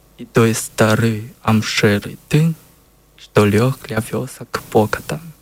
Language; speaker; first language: Belarusian; non-native, learner; Chinese